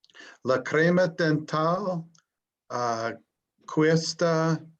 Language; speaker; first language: Spanish; non-native, learner; English